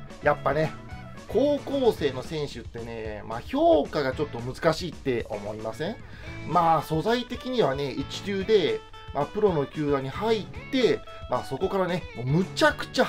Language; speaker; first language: Japanese; native; Japanese